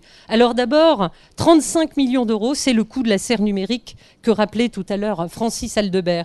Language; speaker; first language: French; native; French